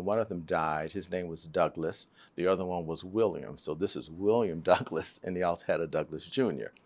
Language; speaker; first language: English; native; English